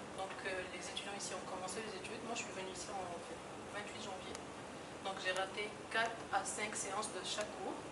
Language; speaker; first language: French; non-native, local second language; Arabic